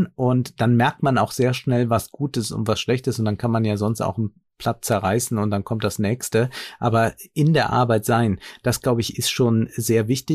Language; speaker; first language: German; native; German